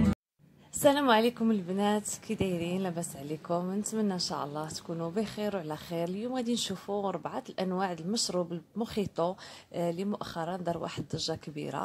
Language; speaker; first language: Arabic; native; Arabic